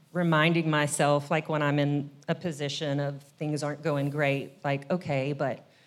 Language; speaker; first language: English; native; English